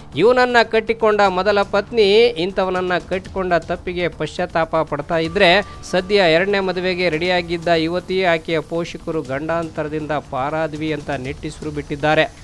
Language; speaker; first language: Kannada; native; Kannada